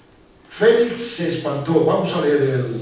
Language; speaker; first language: Spanish; native; Spanish